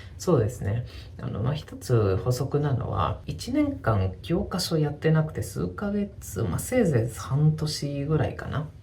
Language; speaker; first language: Japanese; non-native, fluent; Spanish